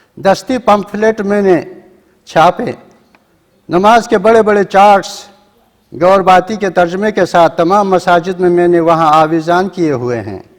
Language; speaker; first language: Urdu; non-native, local second language; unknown